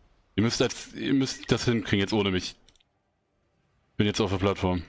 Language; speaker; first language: German; native; German